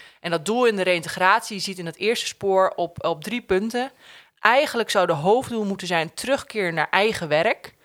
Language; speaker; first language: Dutch; native; Dutch